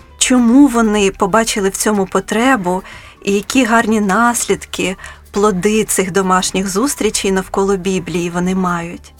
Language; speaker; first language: Ukrainian; native; Ukrainian